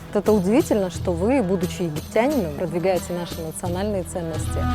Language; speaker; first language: Russian; native; Russian